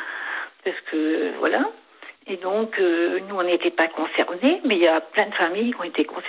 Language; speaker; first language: French; native; French